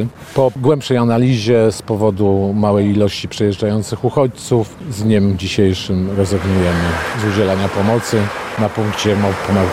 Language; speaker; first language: Polish; native; Polish